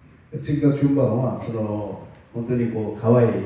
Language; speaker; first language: Japanese; non-native, fluent; Korean